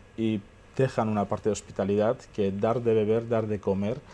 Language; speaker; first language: Spanish; non-native, fluent; Armenian